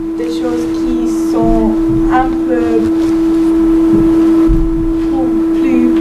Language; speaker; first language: French; non-native, learner; English